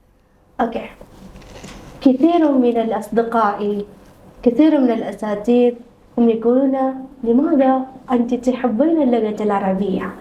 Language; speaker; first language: Arabic; non-native, learner; Indonesian